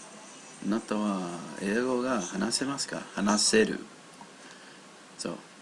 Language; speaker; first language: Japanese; non-native, learner; English